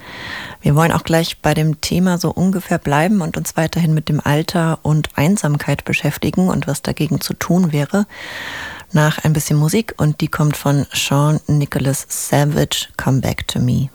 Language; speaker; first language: German; native; German